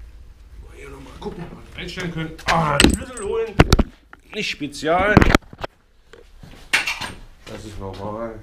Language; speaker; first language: German; native; German